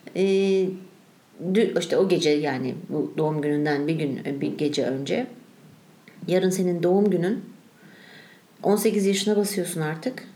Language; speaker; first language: Turkish; native; Turkish